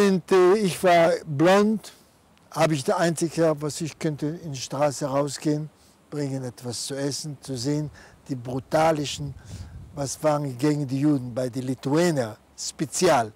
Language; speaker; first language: German; non-native, fluent; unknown